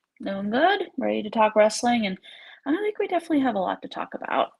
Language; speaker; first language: English; native; English